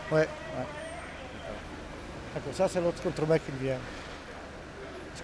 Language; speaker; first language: French; non-native, learner; Italian